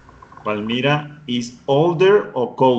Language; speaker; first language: English; non-native, fluent; Spanish